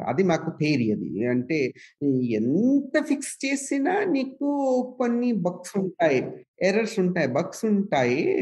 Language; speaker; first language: Telugu; non-native, local second language; Kannada